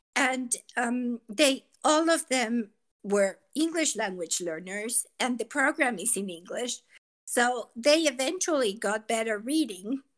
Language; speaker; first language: English; non-native, fluent; Spanish